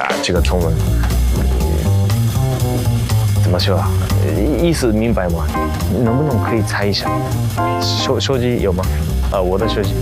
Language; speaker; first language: Chinese; non-native, learner; Japanese